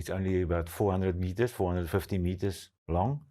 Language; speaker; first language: English; non-native, local second language; Afrikaans